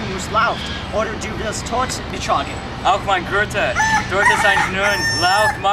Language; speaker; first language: German; non-native, learner; English